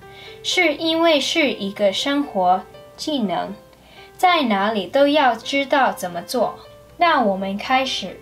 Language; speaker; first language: Chinese; non-native, fluent; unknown